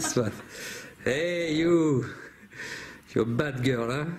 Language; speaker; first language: English; non-native, fluent; French